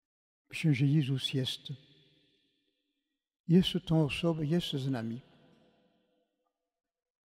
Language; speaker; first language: Polish; non-native, fluent; French